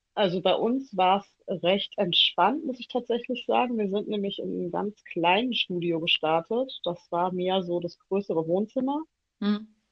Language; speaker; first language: German; early bilingual, other home language; Italian